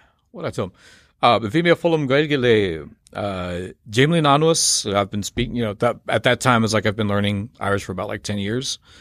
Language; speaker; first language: English; native; English